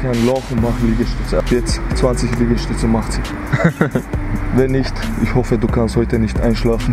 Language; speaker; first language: German; early bilingual, other home language; Chechen